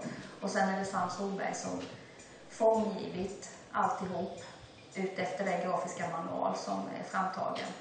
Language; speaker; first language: Swedish; native; Swedish